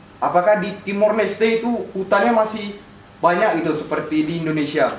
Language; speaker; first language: Indonesian; native; Indonesian